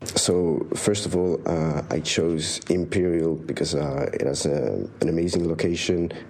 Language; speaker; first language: English; non-native, fluent; French